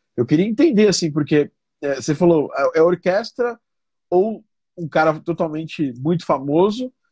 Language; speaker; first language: Portuguese; native; Portuguese